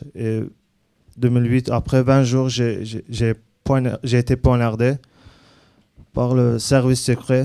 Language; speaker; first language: French; non-native, learner; Azerbaijani